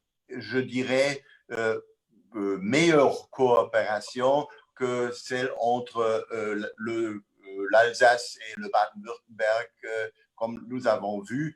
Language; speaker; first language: French; non-native, fluent; German